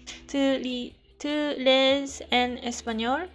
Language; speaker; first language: Spanish; non-native, learner; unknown